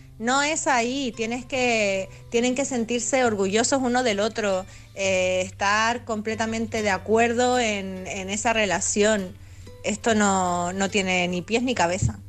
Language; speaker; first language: Spanish; native; Spanish